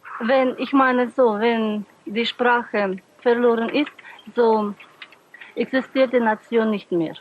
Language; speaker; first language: German; early bilingual, heritage; German